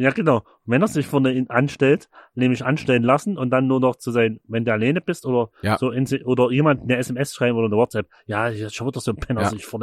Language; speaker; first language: German; native; German